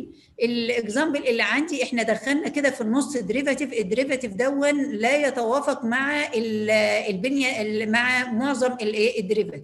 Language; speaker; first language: Arabic; native; Arabic